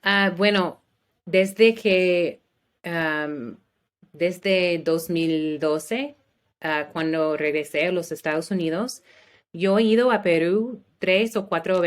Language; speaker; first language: Spanish; non-native, learner; English